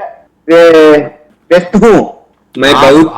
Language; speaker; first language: Hindi; non-native, learner; Telugu